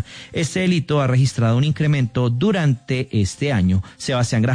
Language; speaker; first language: Spanish; native; Spanish